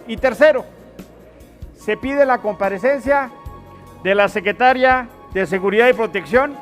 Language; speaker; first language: Spanish; native; Spanish